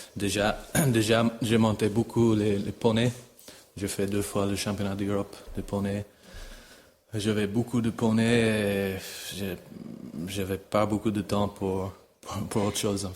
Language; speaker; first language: French; non-native, fluent; English